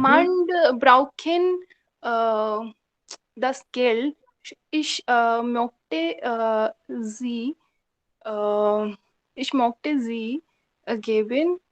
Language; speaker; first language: German; non-native, learner; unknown